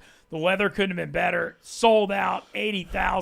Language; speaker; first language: English; native; English